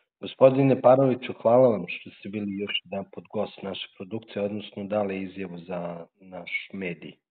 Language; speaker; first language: Serbian; native; Serbian